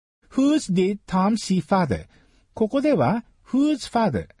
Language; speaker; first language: English; non-native, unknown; Japanese